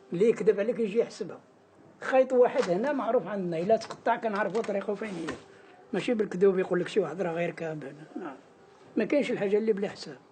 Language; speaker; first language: Arabic; native; Arabic